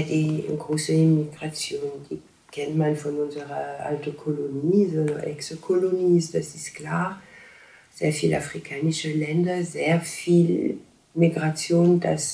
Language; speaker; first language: German; non-native, learner; French